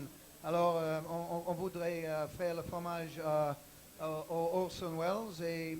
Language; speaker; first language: French; non-native, learner; English